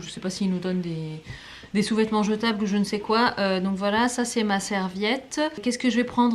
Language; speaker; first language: French; native; French